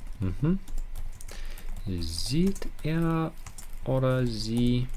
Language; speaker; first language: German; non-native, learner; Ukrainian